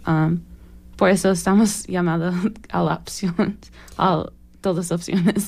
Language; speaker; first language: Spanish; non-native, learner; English